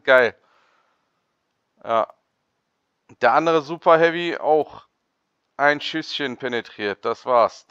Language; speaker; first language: German; native; German